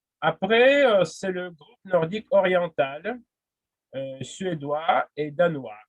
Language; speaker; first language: French; non-native, fluent; Russian